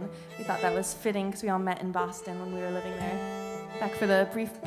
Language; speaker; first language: English; native; English